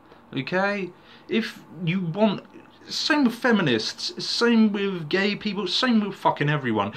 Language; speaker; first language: English; native; English